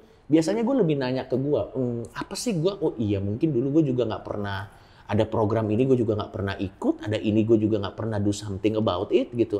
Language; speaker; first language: Indonesian; native; Indonesian